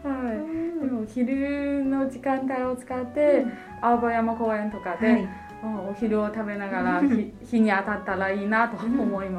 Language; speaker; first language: Japanese; non-native, fluent; Chinese